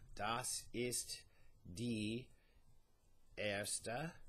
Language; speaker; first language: German; non-native, learner; English